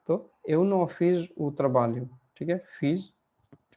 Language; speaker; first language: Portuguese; non-native, fluent; Hindi